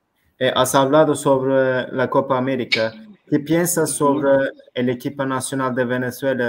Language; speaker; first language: Spanish; non-native, learner; Turkish